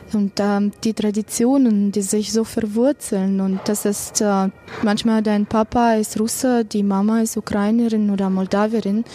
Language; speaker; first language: German; non-native, fluent; Russian